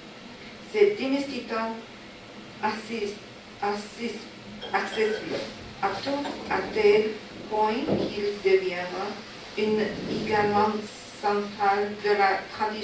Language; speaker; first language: French; non-native, learner; Chinese